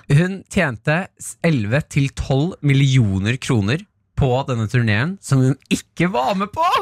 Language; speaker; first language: Norwegian; native; Norwegian